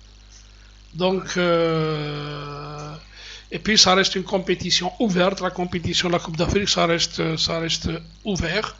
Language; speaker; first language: French; non-native, local second language; Kabyle